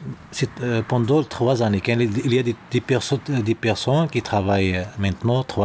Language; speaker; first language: French; non-native, learner; Arabic